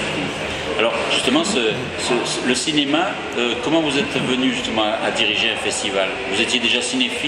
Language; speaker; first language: French; native; French